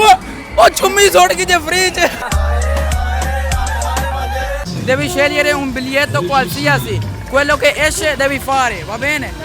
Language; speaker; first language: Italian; non-native, learner; Urdu